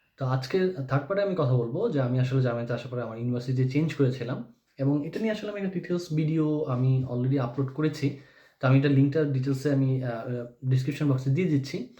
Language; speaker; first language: Bangla; native; Bangla